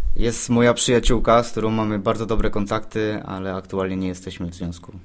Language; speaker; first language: Polish; native; Polish